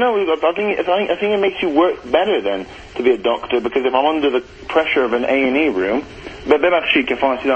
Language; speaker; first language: English; early bilingual, other home language; Persian